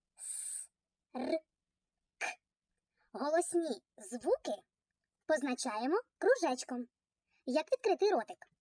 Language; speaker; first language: Ukrainian; native; Ukrainian